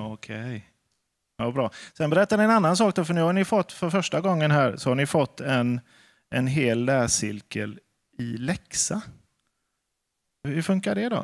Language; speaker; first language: Swedish; native; Swedish